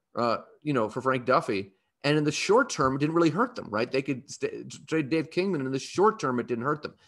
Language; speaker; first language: English; native; English